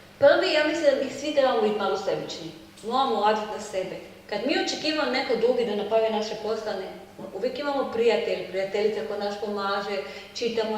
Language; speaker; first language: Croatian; non-native, learner; Hebrew